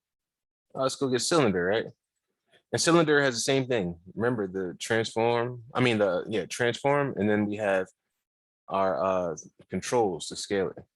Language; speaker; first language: English; native; English